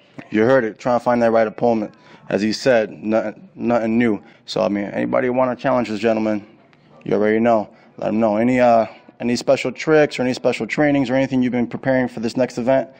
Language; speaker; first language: English; early bilingual, other home language; Spanish